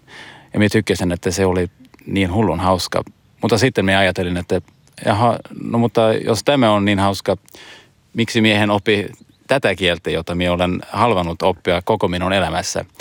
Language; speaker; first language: Finnish; non-native, learner; Swedish